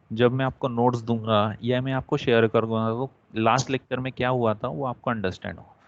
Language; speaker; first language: Hindi; non-native, local second language; Marathi